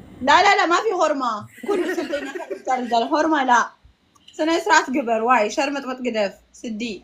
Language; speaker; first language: Arabic; non-native, learner; Amharic